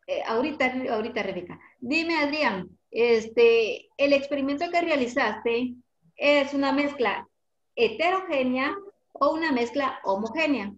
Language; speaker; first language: Spanish; native; Spanish